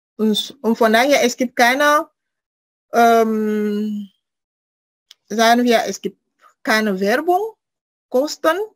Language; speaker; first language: German; non-native, fluent; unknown